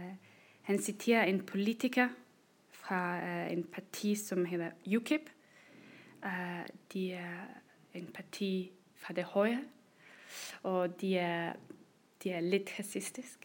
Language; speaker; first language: Danish; non-native, fluent; German